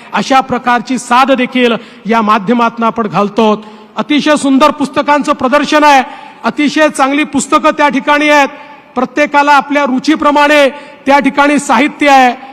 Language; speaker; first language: Marathi; native; Marathi